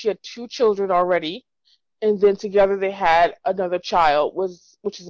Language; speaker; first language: English; native; English